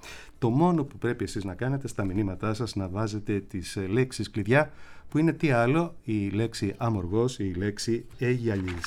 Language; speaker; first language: Greek; native; Greek